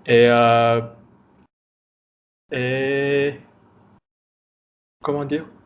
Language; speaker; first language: French; non-native, fluent; Vietnamese